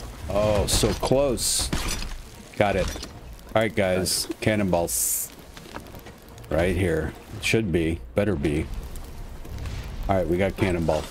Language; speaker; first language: English; native; English